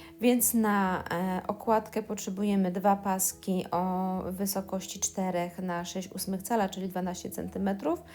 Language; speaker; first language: Polish; native; Polish